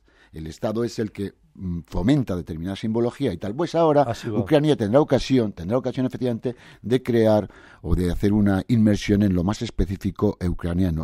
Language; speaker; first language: Spanish; native; Spanish